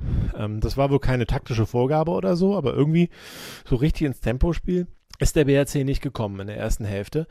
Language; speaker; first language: German; native; German